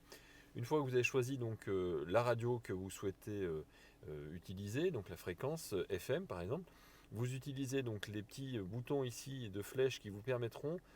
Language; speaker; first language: French; native; French